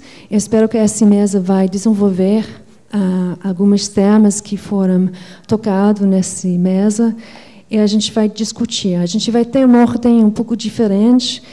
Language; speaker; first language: Portuguese; non-native, fluent; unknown